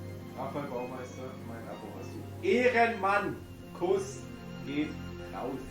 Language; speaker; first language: German; native; German